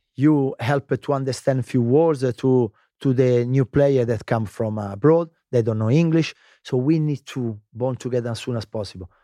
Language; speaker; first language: English; non-native, learner; Italian